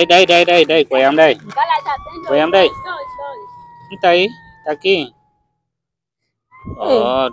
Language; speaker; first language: Portuguese; non-native, learner; Vietnamese